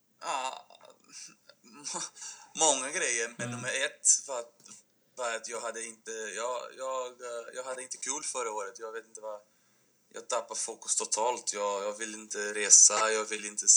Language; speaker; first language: Swedish; non-native, fluent; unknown